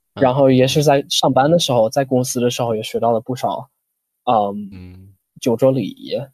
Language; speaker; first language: Chinese; non-native, fluent; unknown